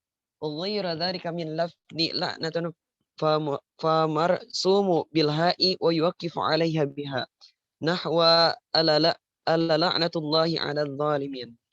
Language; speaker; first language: Arabic; non-native, learner; Indonesian